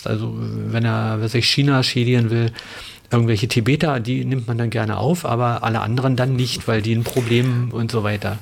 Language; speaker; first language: German; native; German